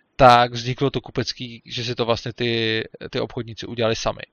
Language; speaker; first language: Czech; non-native, fluent; Russian